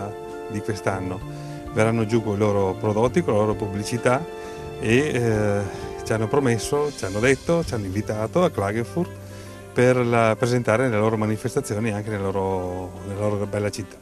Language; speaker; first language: Italian; native; Italian